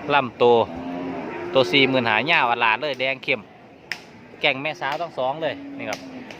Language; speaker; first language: Thai; native; Thai